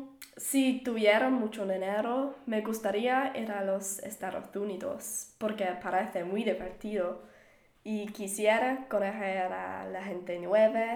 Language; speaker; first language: Spanish; non-native, learner; English